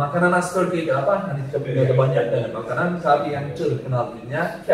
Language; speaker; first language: Indonesian; non-native, learner; Turkish